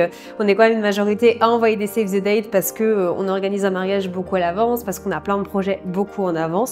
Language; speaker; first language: French; native; French